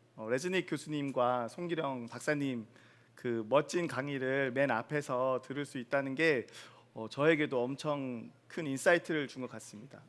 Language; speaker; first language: Korean; native; Korean